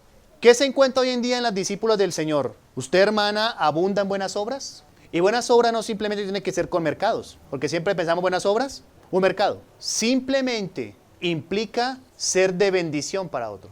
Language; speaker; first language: Spanish; native; Spanish